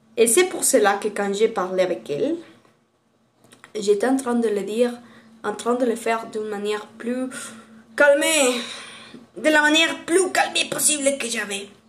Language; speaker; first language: French; non-native, learner; Spanish